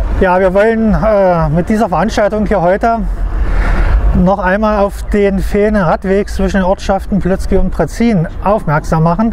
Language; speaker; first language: German; native; German